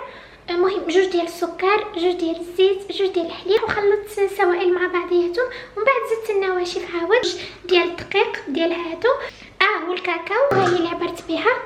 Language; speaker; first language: Arabic; native; Arabic